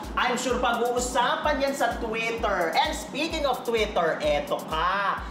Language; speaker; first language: Filipino; native; Filipino